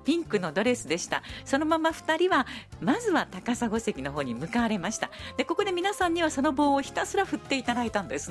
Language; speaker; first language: Japanese; native; Japanese